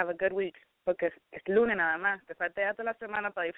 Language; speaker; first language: Spanish; early bilingual, heritage; Spanish